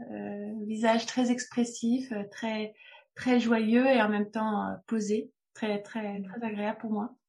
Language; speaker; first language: French; native; French